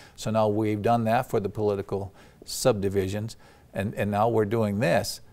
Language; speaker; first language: English; native; English